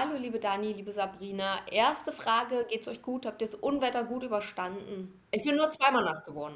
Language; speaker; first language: German; native; German